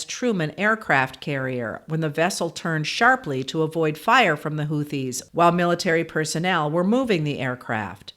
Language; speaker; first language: English; native; English